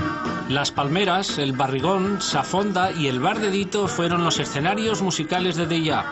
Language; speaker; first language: Spanish; native; Spanish